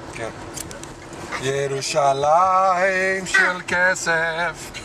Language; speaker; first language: Hebrew; early bilingual, other home language; English